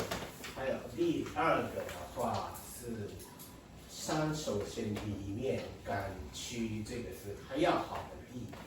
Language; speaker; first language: Chinese; non-native, fluent; Japanese